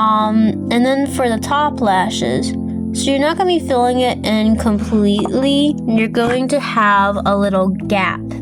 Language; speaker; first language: English; native; English